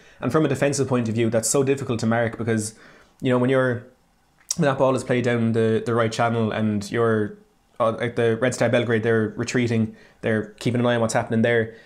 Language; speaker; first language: English; native; English